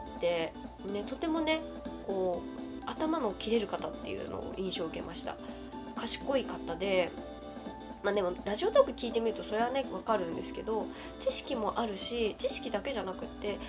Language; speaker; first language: Japanese; native; Japanese